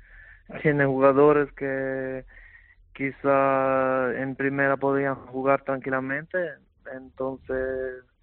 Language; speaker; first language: Spanish; non-native, fluent; Albanian